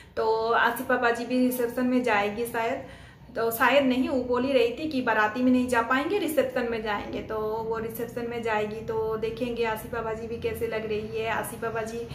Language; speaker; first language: Hindi; non-native, local second language; Bangla